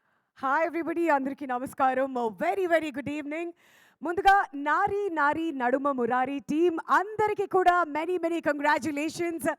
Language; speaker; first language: Telugu; native; Telugu